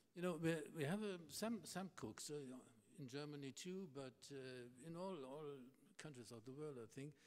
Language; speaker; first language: English; non-native, fluent; German